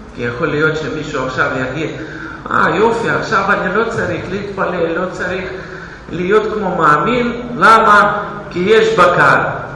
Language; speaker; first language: Hebrew; non-native, fluent; Russian